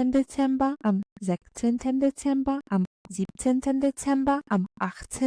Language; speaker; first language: German; non-native, fluent; Ukrainian